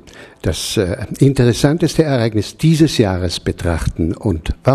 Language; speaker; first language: German; native; German